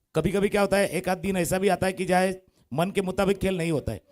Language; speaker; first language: Hindi; non-native, local second language; Marathi